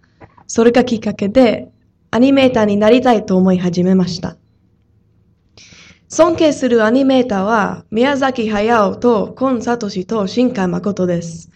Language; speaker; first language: Japanese; non-native, fluent; English